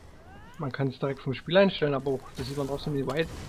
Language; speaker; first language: German; native; German